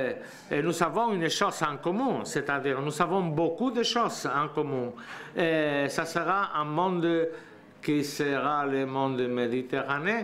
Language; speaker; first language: French; non-native, learner; Spanish